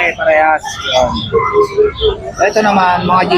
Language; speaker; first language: Filipino; native; Filipino